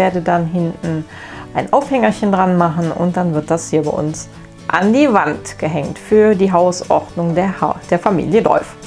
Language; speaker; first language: German; native; German